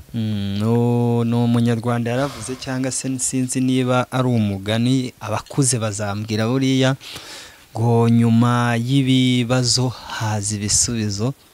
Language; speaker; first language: Kinyarwanda; native; Kinyarwanda